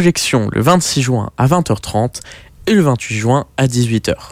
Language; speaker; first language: French; native; French